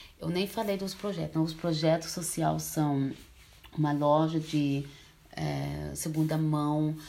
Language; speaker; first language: Portuguese; early bilingual, heritage; Portuguese